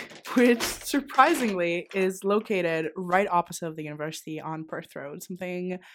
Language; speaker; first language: English; non-native, fluent; Greek